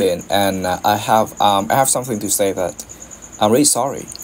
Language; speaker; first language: English; non-native, learner; Vietnamese